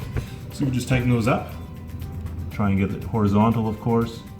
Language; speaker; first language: English; native; English